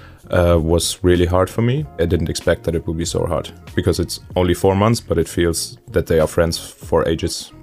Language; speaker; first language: English; non-native, fluent; German